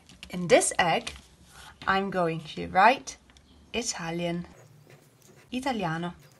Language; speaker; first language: English; non-native, fluent; Italian